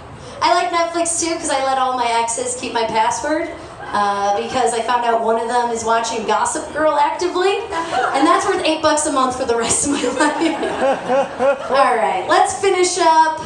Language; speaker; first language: English; native; English